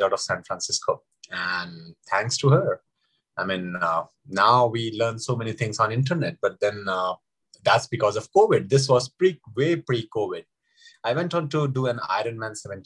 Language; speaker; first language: English; non-native, local second language; Hindi